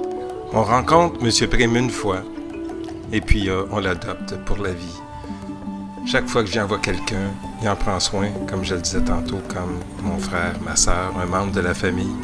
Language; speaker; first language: French; native; French